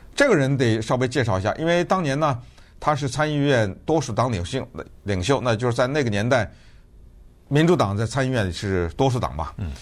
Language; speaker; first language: Chinese; native; Chinese